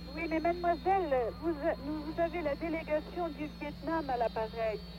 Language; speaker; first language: French; native; French